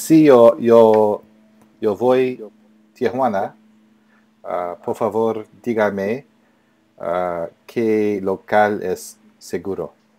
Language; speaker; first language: Spanish; non-native, learner; English